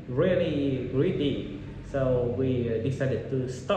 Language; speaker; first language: English; non-native, learner; Vietnamese